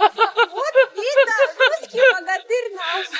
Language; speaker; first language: Russian; native; Russian